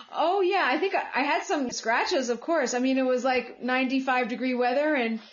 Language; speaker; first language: English; native; English